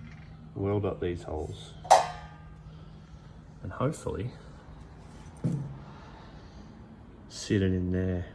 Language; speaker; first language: English; native; English